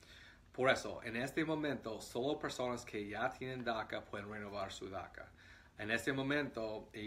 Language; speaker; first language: Spanish; non-native, fluent; English